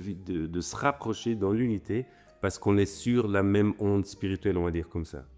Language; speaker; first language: French; native; French